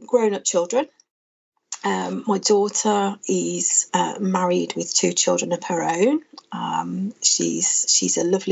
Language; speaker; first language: English; native; English